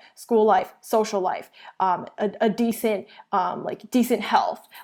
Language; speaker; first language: English; early bilingual, other home language; Chinese